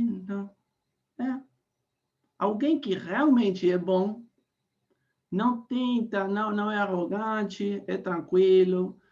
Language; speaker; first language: Portuguese; non-native, fluent; Spanish